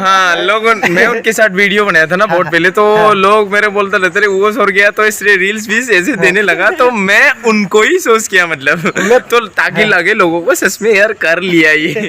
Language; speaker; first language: Hindi; non-native, local second language; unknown